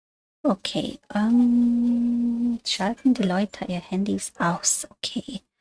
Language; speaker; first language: German; non-native, fluent; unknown